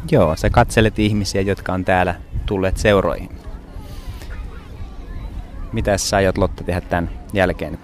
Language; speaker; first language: Finnish; native; Finnish